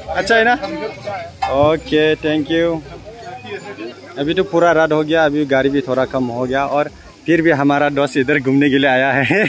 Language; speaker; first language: Hindi; non-native, local second language; Bodo